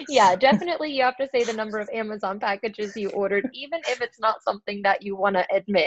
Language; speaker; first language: English; native; English